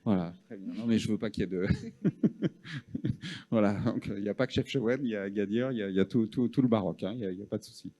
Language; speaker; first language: French; native; French